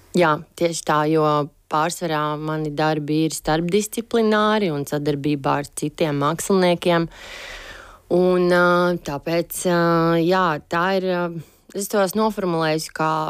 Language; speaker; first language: Latvian; native; Latvian